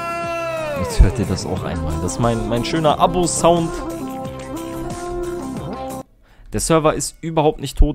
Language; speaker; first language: German; native; German